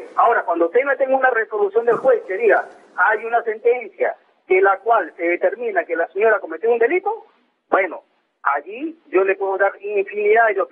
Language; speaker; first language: Spanish; native; Spanish